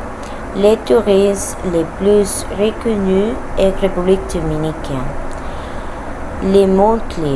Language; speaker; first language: French; non-native, learner; Spanish